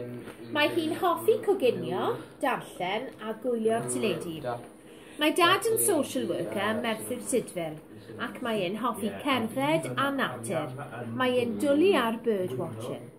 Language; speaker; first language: Welsh; non-native, local second language; English